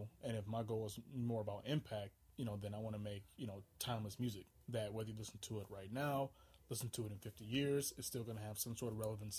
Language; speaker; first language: English; native; English